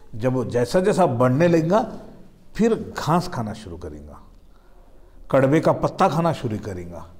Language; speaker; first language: Hindi; non-native, local second language; Marathi